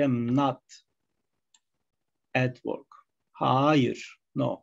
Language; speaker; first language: English; non-native, learner; Arabic